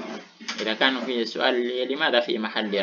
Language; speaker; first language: Arabic; non-native, fluent; Indonesian